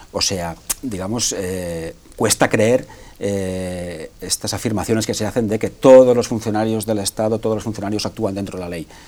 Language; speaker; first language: Spanish; non-native, local second language; Catalan